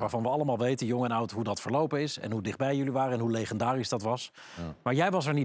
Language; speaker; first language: Dutch; native; Dutch